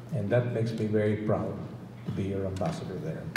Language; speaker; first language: English; non-native, local second language; Filipino